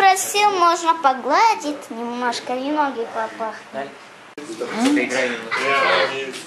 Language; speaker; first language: Russian; early bilingual, heritage; Russian